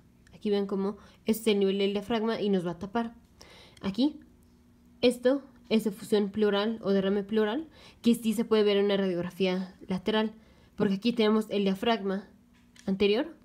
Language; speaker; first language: Spanish; native; Spanish